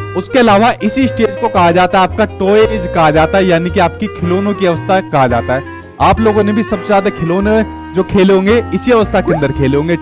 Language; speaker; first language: Hindi; native; Hindi